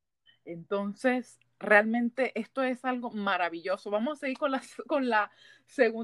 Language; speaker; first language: Spanish; early bilingual, heritage; Spanish